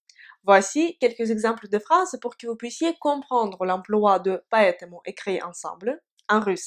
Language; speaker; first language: French; non-native, fluent; Russian